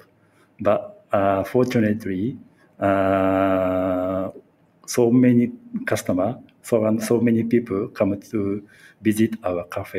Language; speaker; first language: English; non-native, learner; Japanese